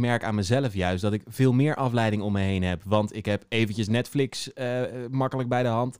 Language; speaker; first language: Dutch; native; Dutch